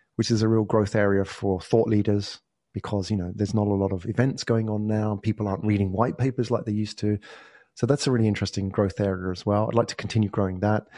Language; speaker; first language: English; native; English